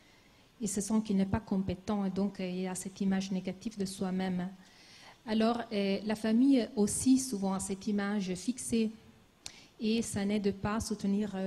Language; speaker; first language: French; non-native, fluent; Italian